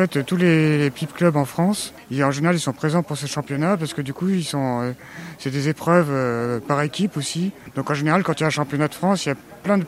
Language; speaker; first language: French; native; French